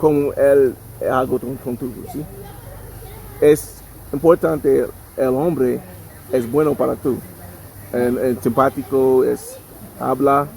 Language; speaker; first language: Spanish; non-native, learner; English